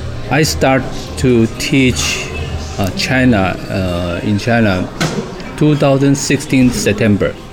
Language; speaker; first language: English; non-native, fluent; Chinese